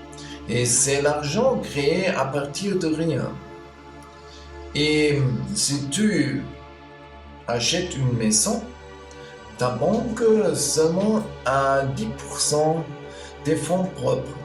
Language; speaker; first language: French; non-native, learner; German